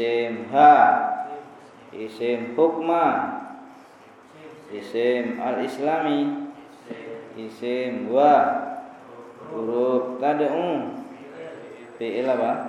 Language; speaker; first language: Arabic; non-native, learner; Indonesian